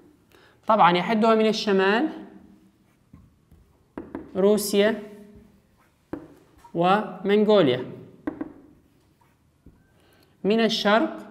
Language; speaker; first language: Arabic; non-native, local second language; Kurdish